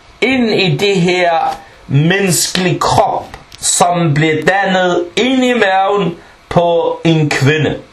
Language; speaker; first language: Danish; early bilingual, other home language; Arabic